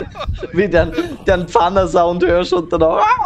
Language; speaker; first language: German; native; German